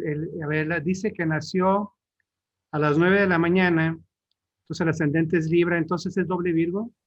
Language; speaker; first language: Spanish; native; Spanish